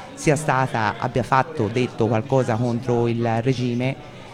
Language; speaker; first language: Italian; native; Italian